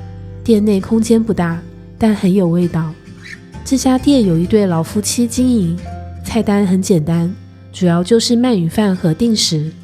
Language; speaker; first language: Chinese; native; Chinese